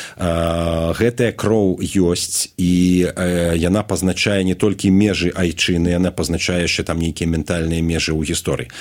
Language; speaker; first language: Belarusian; non-native, local second language; Russian